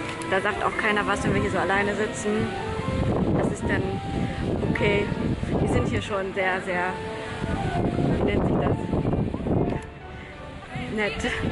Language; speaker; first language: German; native; German